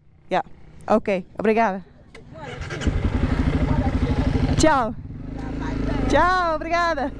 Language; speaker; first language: Portuguese; non-native, learner; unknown